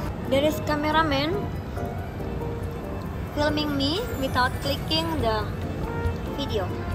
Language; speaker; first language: English; non-native, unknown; Indonesian